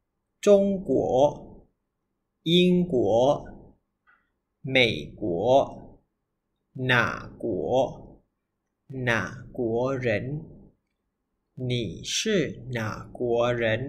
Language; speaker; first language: Chinese; non-native, fluent; Thai